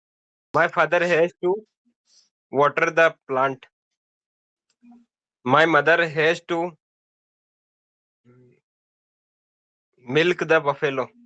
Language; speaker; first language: English; non-native, learner; Hindi